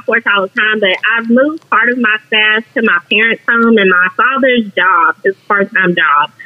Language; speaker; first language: English; native; English